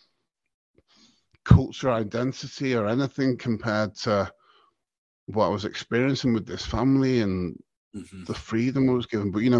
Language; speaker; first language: English; native; English